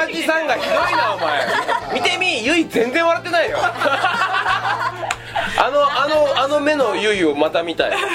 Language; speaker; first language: Japanese; native; Japanese